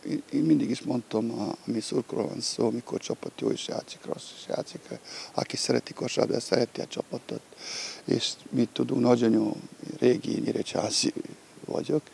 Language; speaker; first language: Hungarian; non-native, fluent; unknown